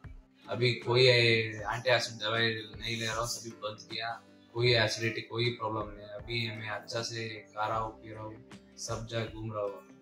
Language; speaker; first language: Hindi; non-native, local second language; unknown